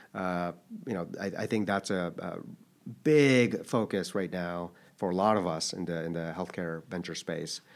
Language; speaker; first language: English; early bilingual, other home language; Korean